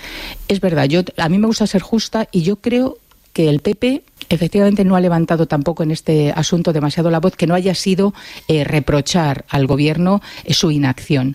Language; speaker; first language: Spanish; native; Spanish